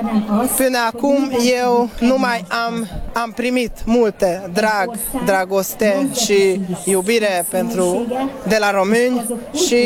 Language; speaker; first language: Romanian; non-native, local second language; Hungarian